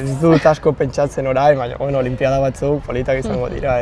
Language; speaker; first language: Basque; non-native, local second language; Spanish